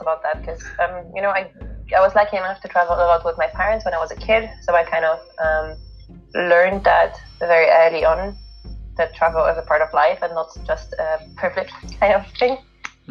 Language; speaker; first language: English; non-native, fluent; Polish